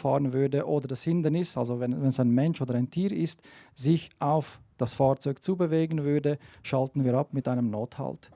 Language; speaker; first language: German; native; German